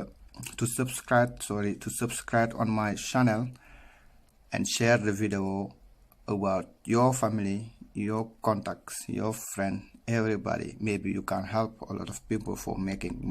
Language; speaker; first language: English; non-native, learner; Wolof